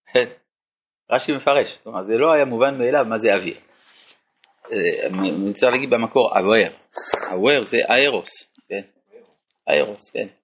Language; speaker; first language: Hebrew; non-native, fluent; French